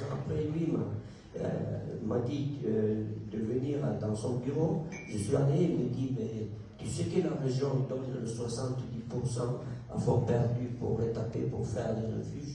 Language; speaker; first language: French; non-native, local second language; Italian